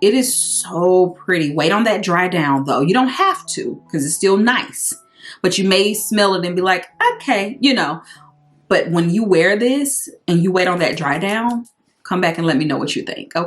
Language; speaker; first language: English; native; English